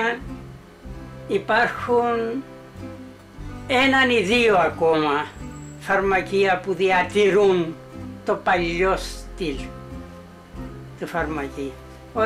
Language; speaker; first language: Greek; native; Greek